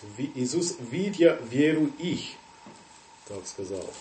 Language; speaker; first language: Russian; non-native, fluent; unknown